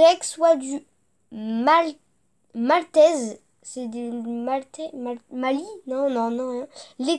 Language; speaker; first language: French; native; French